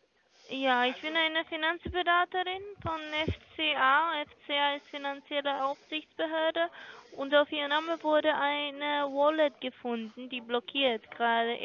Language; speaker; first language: German; non-native, learner; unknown